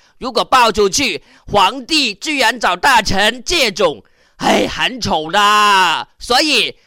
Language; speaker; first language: Chinese; non-native, local second language; Cantonese